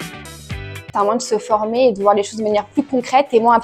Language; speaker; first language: French; native; French